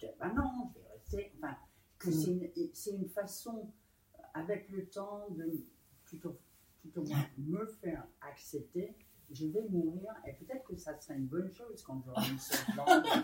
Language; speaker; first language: French; native; French